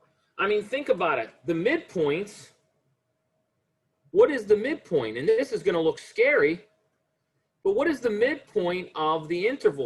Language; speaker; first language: English; native; English